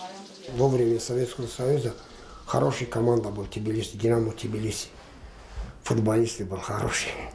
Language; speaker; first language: Russian; non-native, local second language; Azerbaijani